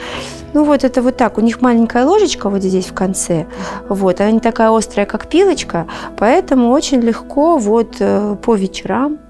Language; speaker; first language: Russian; native; Russian